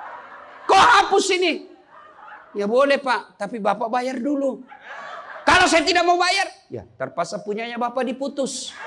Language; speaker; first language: Indonesian; native; Indonesian